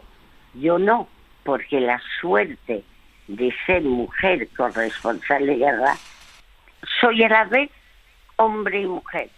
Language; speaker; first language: Spanish; early bilingual, other home language; French